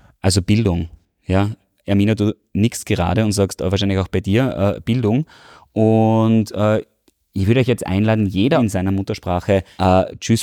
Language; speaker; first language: German; native; German